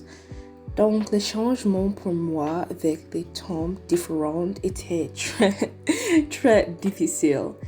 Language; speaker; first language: French; non-native, learner; English